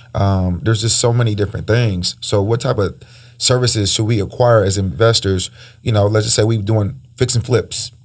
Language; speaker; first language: English; early bilingual, other home language; Spanish